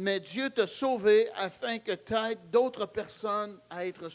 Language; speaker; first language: French; native; French